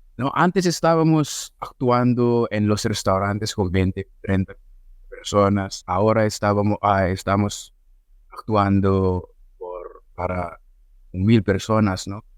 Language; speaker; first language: Spanish; non-native, fluent; Filipino